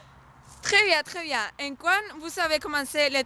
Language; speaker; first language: French; non-native, learner; Spanish